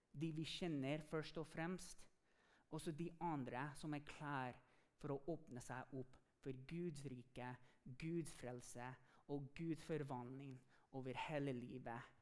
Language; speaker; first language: Norwegian; non-native, fluent; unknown